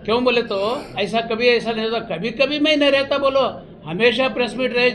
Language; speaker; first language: Hindi; non-native, local second language; Kannada